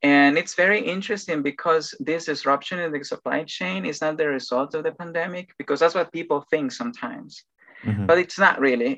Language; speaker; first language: English; non-native, fluent; Spanish